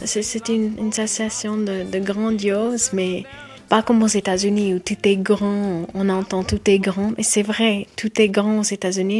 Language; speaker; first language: French; non-native, fluent; English